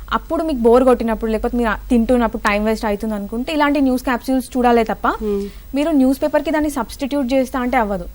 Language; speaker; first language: Telugu; native; Telugu